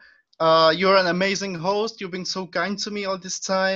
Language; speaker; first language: English; non-native, fluent; Czech